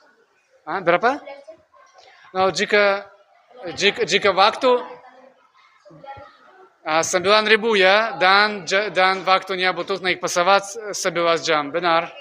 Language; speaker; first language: Indonesian; non-native, learner; Russian